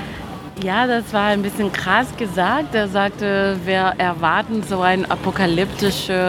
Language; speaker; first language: German; non-native, fluent; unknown